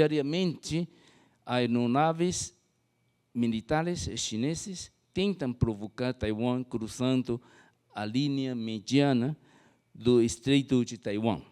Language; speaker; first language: Portuguese; non-native, fluent; Chinese